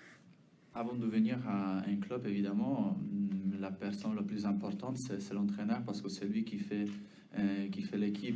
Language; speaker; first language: French; non-native, fluent; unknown